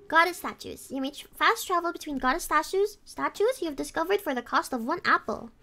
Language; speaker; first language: English; non-native, local second language; Filipino